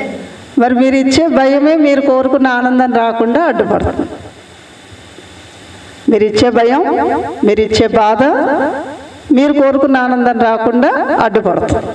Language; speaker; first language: Telugu; native; Telugu